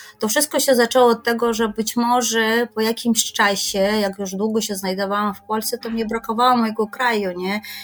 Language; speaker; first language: Polish; non-native, fluent; Kyrgyz